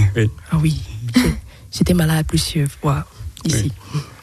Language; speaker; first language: French; non-native, learner; Thai